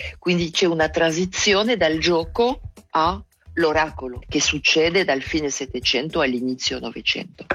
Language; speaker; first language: Italian; non-native, fluent; French